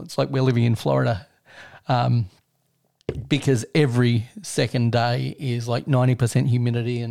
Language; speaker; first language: English; native; English